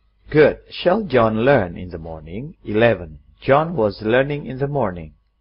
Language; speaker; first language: English; non-native, fluent; Indonesian